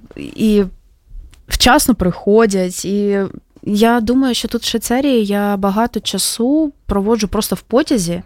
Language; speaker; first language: Ukrainian; native; Ukrainian